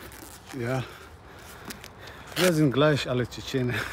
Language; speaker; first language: German; non-native, learner; Chechen